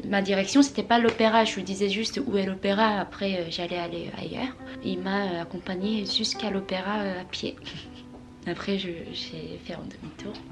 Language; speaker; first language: French; non-native, fluent; Korean